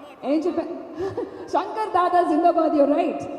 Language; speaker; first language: Telugu; non-native, fluent; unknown